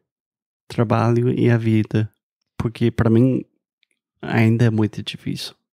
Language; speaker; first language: Portuguese; non-native, fluent; English